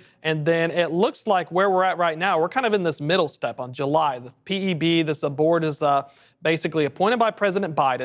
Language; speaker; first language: English; native; English